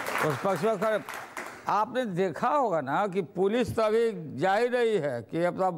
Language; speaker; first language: Hindi; native; Hindi